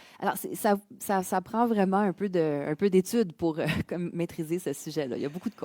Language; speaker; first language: French; native; French